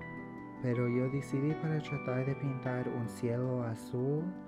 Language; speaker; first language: Spanish; early bilingual, heritage; English